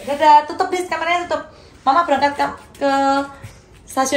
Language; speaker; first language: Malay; non-native, local second language; Javanese